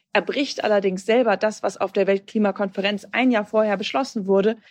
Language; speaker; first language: German; native; German